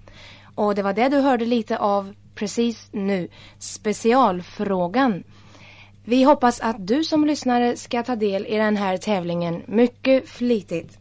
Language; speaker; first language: Swedish; native; Swedish